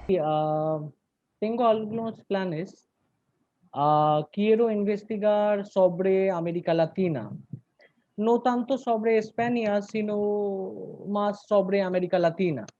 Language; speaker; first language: Spanish; non-native, learner; Bangla